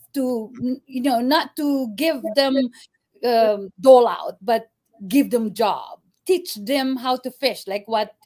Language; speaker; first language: English; non-native, local second language; Cebuano